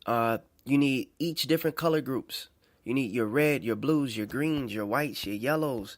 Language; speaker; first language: English; native; English